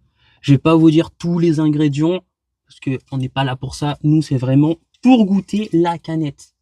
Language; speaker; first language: French; native; French